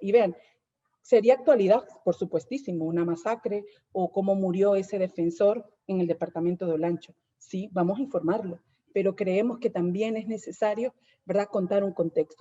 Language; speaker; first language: Spanish; native; Spanish